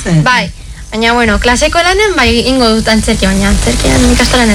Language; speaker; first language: Basque; non-native, local second language; Spanish